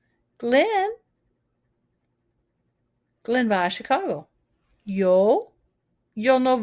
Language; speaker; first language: Spanish; non-native, fluent; English